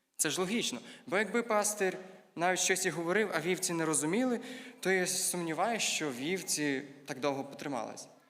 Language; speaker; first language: Ukrainian; native; Ukrainian